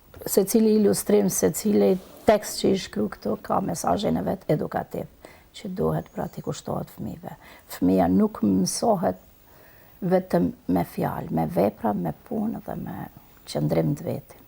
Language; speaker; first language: Albanian; native; Albanian